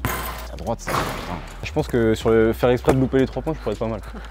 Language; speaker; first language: French; native; French